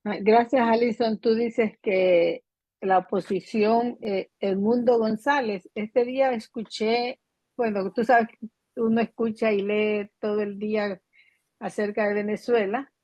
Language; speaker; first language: Spanish; native; Spanish